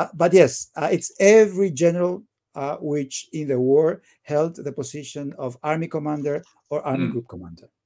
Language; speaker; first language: English; non-native, fluent; Spanish